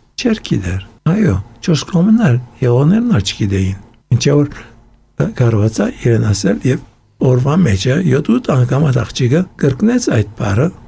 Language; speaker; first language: Armenian; early bilingual, heritage; Armenian